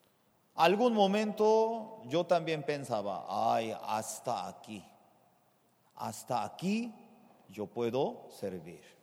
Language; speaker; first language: Spanish; non-native, fluent; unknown